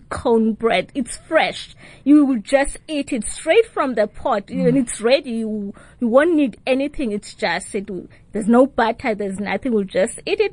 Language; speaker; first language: English; non-native, local second language; Xhosa